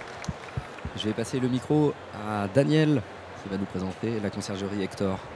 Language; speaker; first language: French; native; French